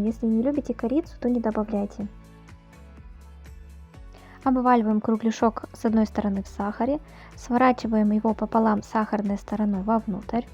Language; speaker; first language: Russian; native; Russian